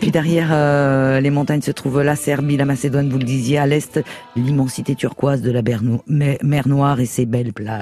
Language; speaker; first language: French; native; French